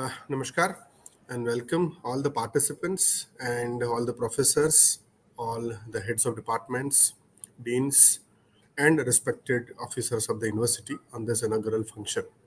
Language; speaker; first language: English; non-native, local second language; Gujarati